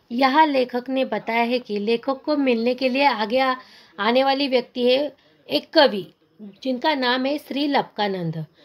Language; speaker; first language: Hindi; non-native, local second language; Marathi